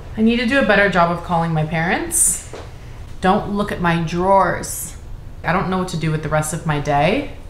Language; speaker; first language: English; native; English